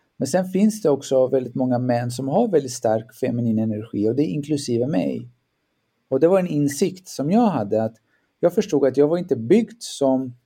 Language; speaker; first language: Swedish; early bilingual, other home language; Greek